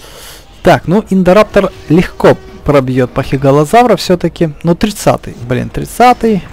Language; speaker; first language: Russian; native; Russian